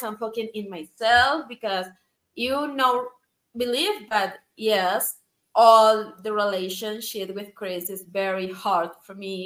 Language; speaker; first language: English; non-native, learner; Spanish